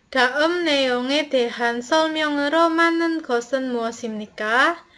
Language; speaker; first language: Korean; non-native, learner; Indonesian